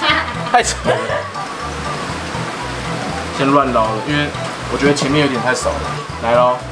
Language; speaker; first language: Chinese; native; Chinese